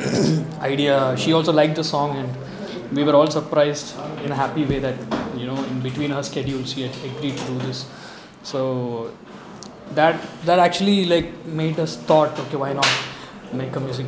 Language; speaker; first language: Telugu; non-native, learner; Malayalam